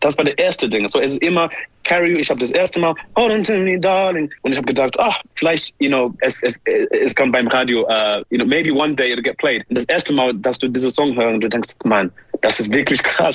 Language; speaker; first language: German; non-native, learner; English